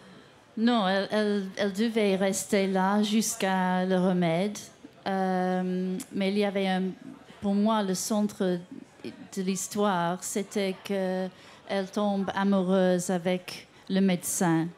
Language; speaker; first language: French; non-native, fluent; English